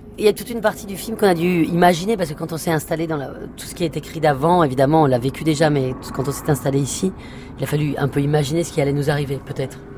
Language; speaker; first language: French; native; French